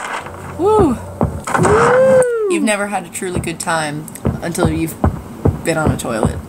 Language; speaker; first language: English; native; English